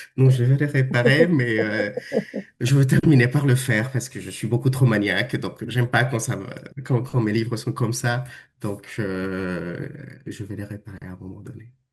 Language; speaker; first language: French; non-native, fluent; Spanish